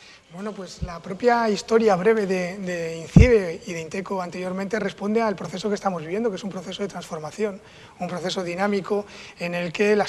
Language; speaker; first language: Spanish; native; Spanish